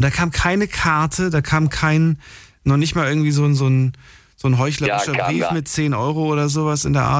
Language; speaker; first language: German; native; German